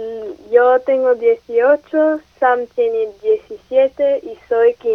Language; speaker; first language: Spanish; non-native, fluent; French